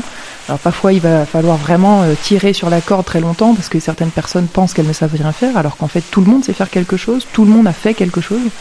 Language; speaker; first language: French; native; French